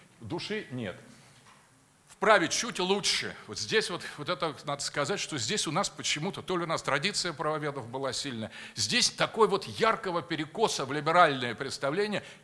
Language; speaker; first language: Russian; native; Russian